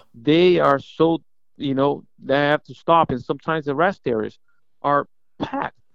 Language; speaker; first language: English; non-native, fluent; Portuguese